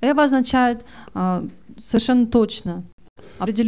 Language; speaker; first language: Russian; native; Russian